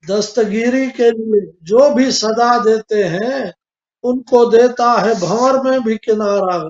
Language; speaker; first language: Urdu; non-native, local second language; Sindhi